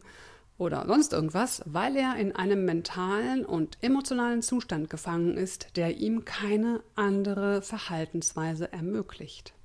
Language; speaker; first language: German; native; German